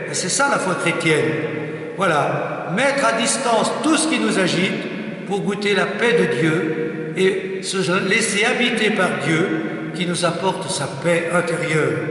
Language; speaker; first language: French; native; French